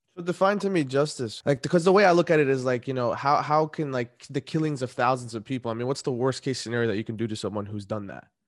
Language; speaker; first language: English; native; English